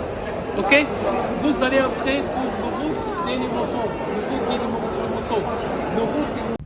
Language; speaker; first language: French; non-native, learner; Arabic